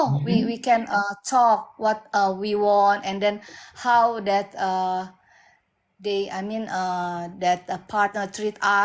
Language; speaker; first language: English; non-native, learner; Indonesian